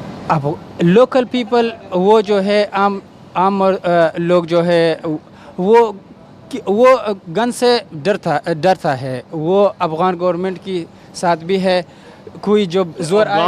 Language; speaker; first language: Hindi; non-native, learner; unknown